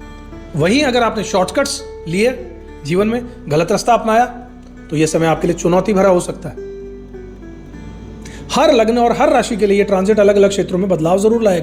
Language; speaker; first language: Hindi; native; Hindi